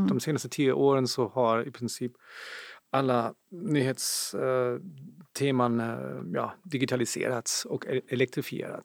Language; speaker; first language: Swedish; non-native, fluent; German